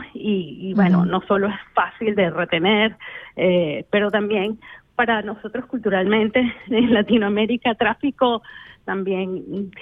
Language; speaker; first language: Spanish; native; Spanish